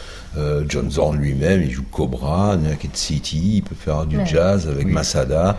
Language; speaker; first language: French; native; French